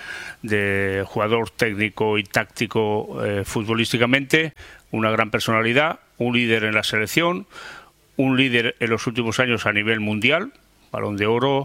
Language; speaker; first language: Spanish; native; Spanish